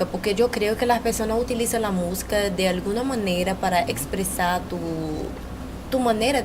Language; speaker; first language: Spanish; non-native, learner; Portuguese